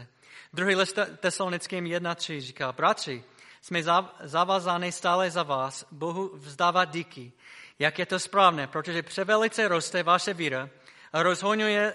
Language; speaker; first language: Czech; non-native, fluent; English